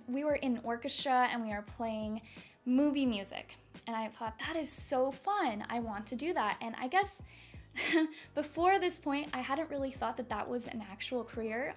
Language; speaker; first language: English; native; English